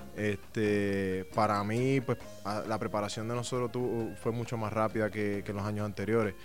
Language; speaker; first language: Spanish; native; Spanish